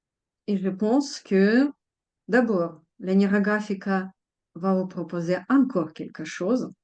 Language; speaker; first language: French; non-native, fluent; Russian